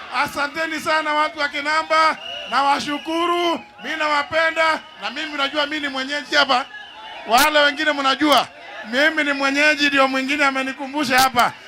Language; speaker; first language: Swahili; non-native, local second language; Kikuyu